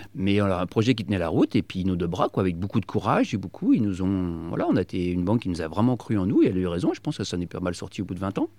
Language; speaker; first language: French; native; French